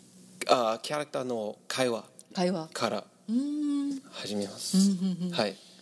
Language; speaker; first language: Japanese; non-native, learner; English